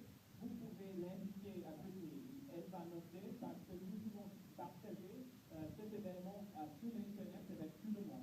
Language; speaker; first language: French; non-native, learner; English